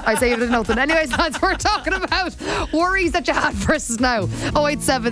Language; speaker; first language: English; native; English